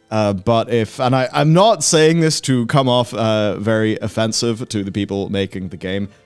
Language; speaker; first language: English; native; English